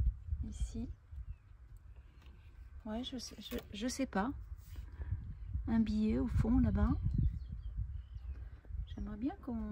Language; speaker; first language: French; native; French